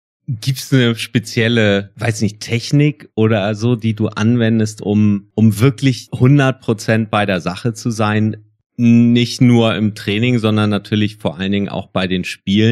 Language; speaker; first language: German; native; German